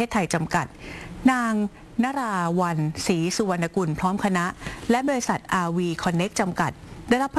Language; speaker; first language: Thai; native; Thai